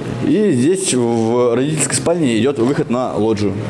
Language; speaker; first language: Russian; native; Russian